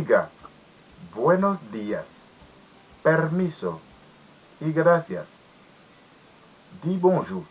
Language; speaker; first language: Spanish; non-native, learner; Haitian Creole